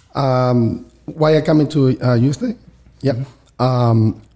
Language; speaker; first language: English; non-native, learner; Spanish